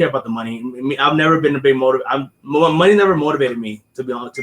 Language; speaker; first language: English; native; English